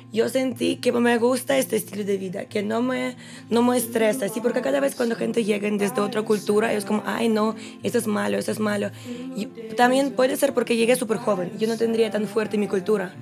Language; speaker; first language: Spanish; non-native, learner; Russian